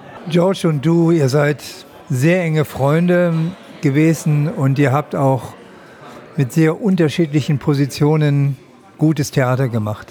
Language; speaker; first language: German; native; German